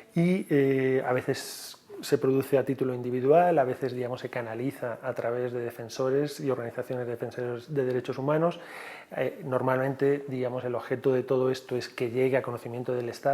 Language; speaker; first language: Spanish; native; Spanish